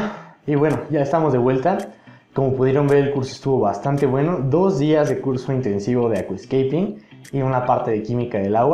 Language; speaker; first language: Spanish; native; Spanish